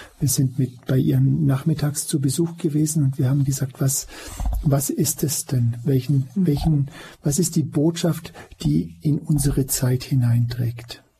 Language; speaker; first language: German; native; German